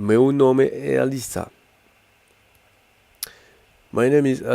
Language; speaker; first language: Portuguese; non-native, learner; French